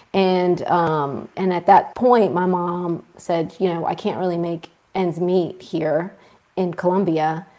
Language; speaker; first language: English; early bilingual, other home language; Spanish